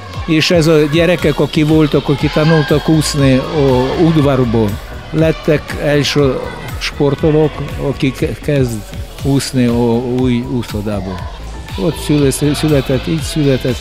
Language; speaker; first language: Hungarian; non-native, learner; Russian